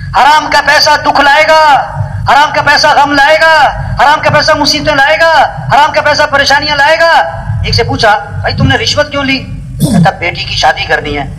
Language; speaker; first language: Urdu; non-native, local second language; Pashto